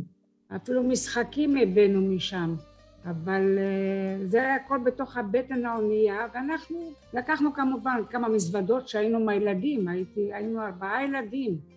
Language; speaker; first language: Hebrew; early bilingual, other home language; French